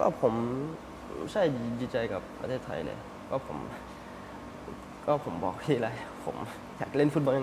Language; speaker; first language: Thai; early bilingual, heritage; Thai